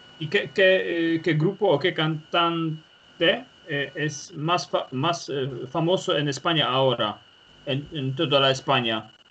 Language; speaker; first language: Spanish; non-native, learner; Polish